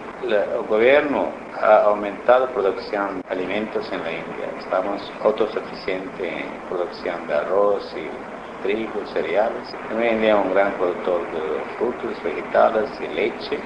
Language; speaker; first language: Spanish; non-native, learner; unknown